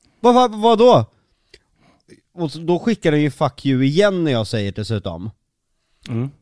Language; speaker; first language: Swedish; native; Swedish